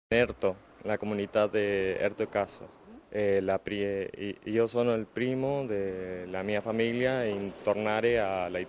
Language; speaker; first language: Italian; non-native, learner; Spanish